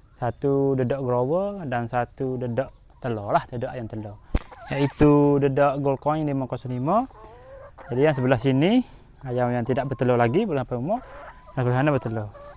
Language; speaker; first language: Malay; native; Malay